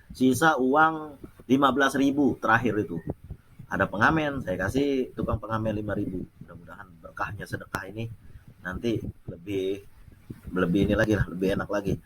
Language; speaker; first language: Indonesian; non-native, local second language; Achinese